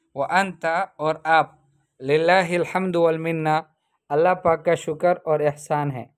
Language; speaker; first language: Urdu; native; Urdu